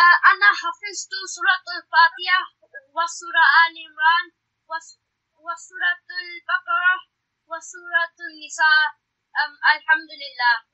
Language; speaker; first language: Arabic; non-native, learner; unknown